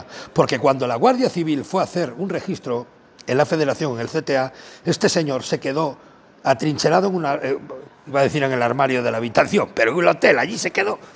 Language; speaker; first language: Spanish; native; Spanish